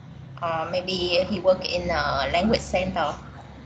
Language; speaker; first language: English; non-native, learner; Vietnamese